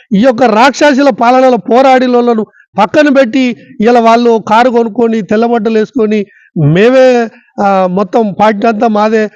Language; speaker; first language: Telugu; native; Telugu